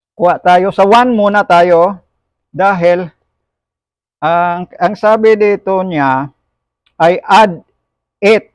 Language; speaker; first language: Filipino; non-native, local second language; Hiligaynon